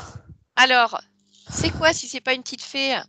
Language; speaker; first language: French; native; French